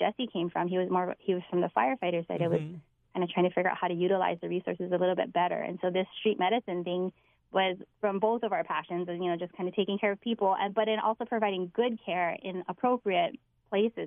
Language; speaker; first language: English; native; English